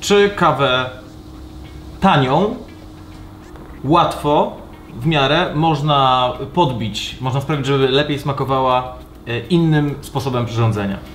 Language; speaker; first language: Polish; native; Polish